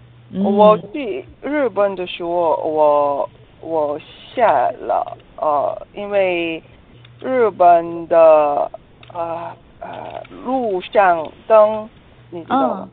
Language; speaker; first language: Chinese; non-native, learner; Korean